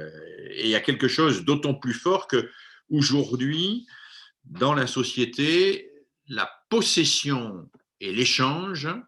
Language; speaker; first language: French; native; French